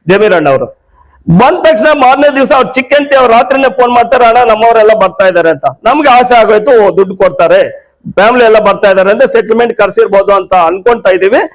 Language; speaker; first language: Kannada; native; Kannada